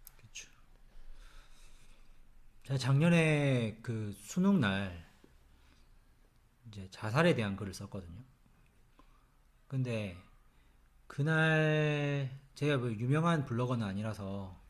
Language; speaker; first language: Korean; native; Korean